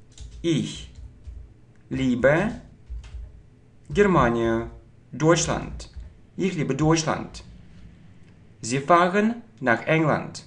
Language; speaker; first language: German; non-native, fluent; Russian